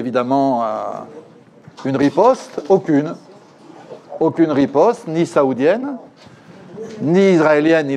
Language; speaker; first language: French; native; French